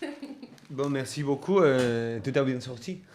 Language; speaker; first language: French; non-native, fluent; Spanish